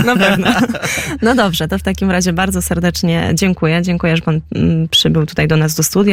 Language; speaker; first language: Polish; native; Polish